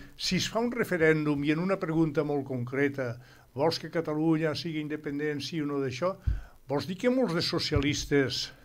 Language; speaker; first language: Catalan; native; Catalan